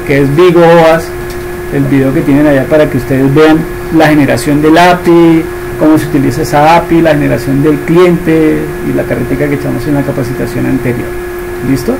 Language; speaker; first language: Spanish; native; Spanish